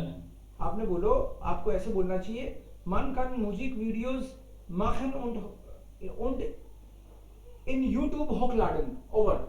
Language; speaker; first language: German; non-native, fluent; Hindi